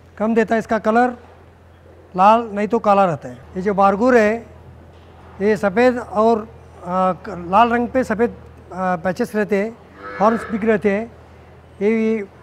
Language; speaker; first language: Hindi; non-native, local second language; Marathi